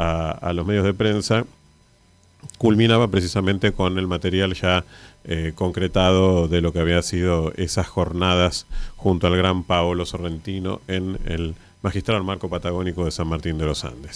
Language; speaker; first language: Spanish; native; Spanish